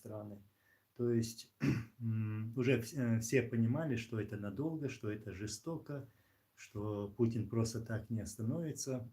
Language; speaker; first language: Russian; non-native, local second language; Chechen